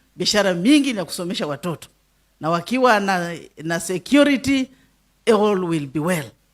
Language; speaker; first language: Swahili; non-native, local second language; Luyia